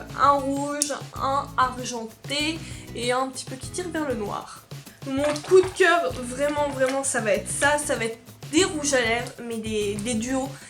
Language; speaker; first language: French; native; French